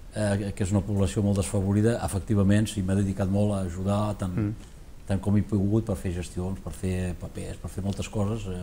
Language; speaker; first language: Catalan; native; Catalan